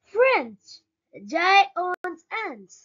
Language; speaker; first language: French; non-native, learner; Tamil